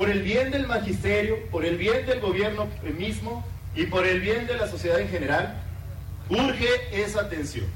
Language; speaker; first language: Spanish; native; Spanish